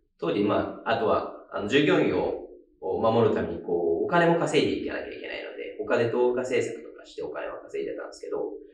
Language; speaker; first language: Japanese; native; Japanese